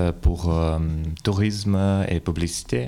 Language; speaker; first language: French; non-native, learner; Russian